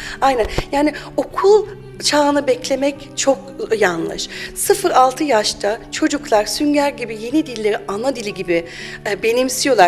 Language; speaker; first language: Turkish; early bilingual, heritage; German